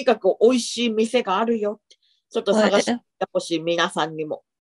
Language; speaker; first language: Japanese; native; Japanese